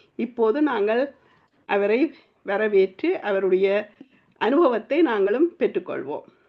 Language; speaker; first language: Tamil; native; Tamil